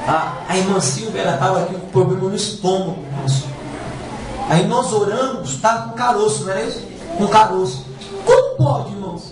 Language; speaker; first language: Portuguese; native; Portuguese